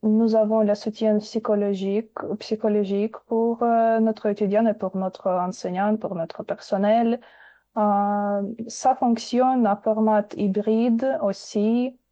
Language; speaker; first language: French; non-native, learner; Ukrainian